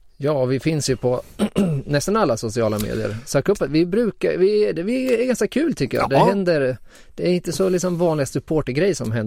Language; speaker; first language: Swedish; native; Swedish